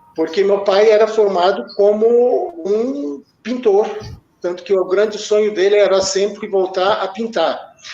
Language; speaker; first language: Portuguese; early bilingual, other home language; German